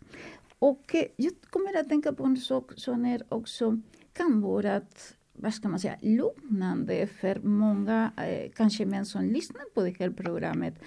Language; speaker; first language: Swedish; non-native, fluent; Spanish